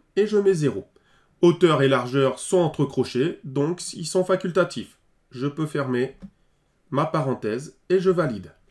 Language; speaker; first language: French; native; French